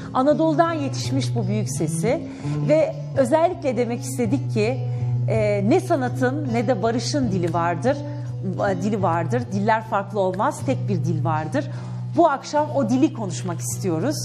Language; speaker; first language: Turkish; native; Turkish